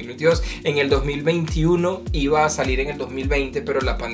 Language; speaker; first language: Spanish; native; Spanish